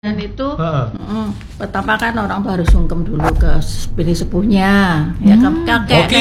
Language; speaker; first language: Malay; non-native, local second language; Javanese